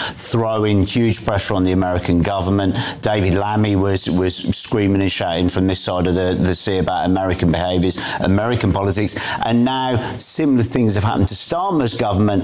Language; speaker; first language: English; native; English